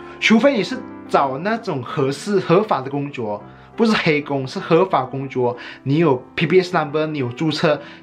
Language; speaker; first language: Chinese; native; Chinese